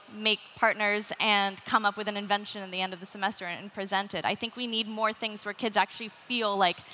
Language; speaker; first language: English; native; English